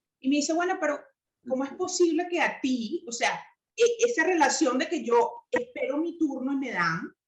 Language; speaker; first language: Spanish; native; Spanish